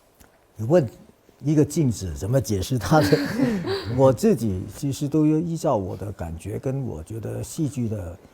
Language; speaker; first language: Chinese; non-native, fluent; Cantonese